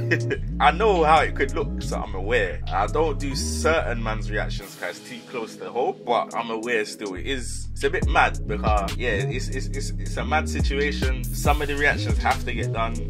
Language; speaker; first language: English; native; English